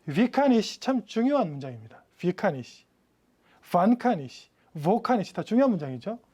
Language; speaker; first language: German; non-native, fluent; Korean